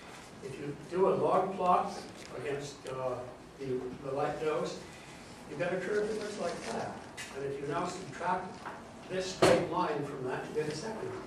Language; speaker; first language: English; native; English